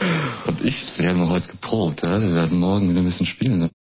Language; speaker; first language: German; native; German